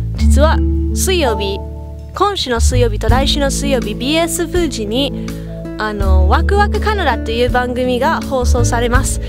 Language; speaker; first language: Japanese; non-native, fluent; English